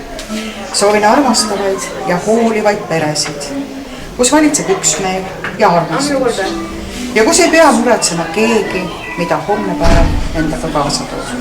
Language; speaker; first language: Estonian; native; Estonian